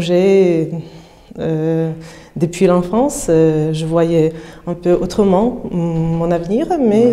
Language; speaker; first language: French; non-native, fluent; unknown